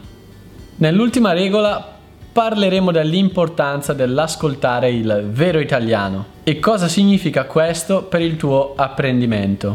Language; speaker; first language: Italian; native; Italian